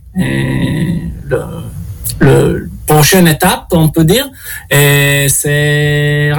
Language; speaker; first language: French; non-native, learner; Hebrew